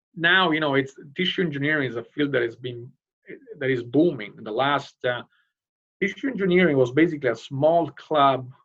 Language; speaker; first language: English; non-native, fluent; Italian